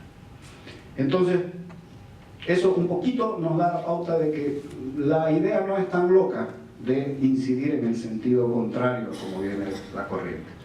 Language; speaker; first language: Spanish; native; Spanish